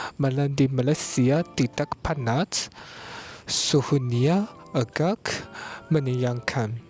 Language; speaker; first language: Malay; non-native, learner; Chinese